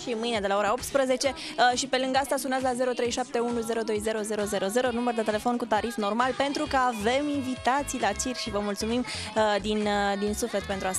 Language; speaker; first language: Romanian; native; Romanian